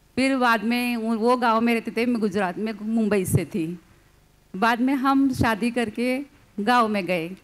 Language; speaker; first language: Hindi; non-native, local second language; Gujarati